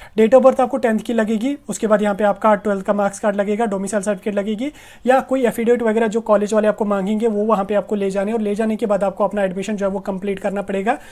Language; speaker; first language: Hindi; non-native, local second language; Kashmiri